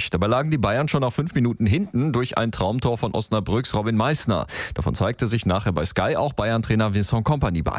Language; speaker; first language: German; native; German